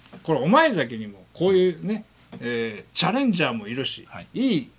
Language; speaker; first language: Japanese; native; Japanese